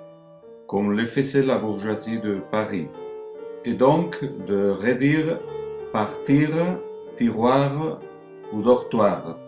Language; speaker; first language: French; non-native, learner; Spanish